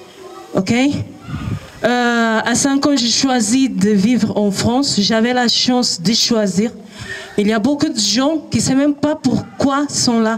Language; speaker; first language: French; non-native, learner; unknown